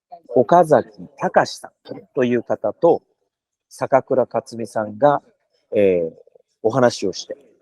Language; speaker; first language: Japanese; native; Japanese